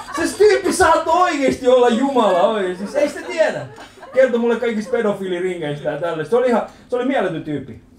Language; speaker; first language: Finnish; early bilingual, other home language; Persian